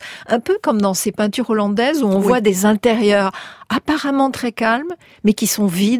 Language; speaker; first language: French; native; French